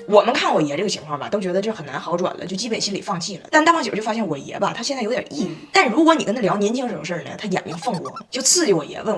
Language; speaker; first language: Chinese; native; Chinese